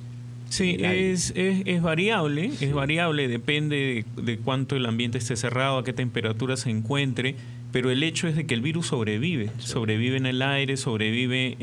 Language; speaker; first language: Spanish; native; Spanish